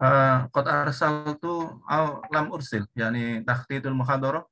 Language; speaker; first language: Arabic; non-native, learner; Indonesian